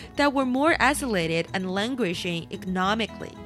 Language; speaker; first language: English; non-native, fluent; Chinese